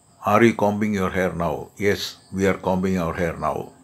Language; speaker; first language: English; non-native, local second language; Malayalam